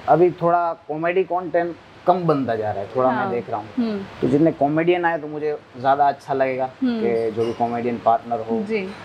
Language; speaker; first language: Hindi; non-native, local second language; Kachhi